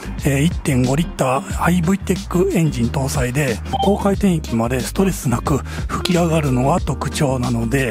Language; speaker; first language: Japanese; native; Japanese